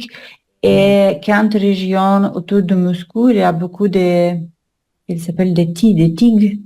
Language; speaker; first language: French; non-native, learner; Russian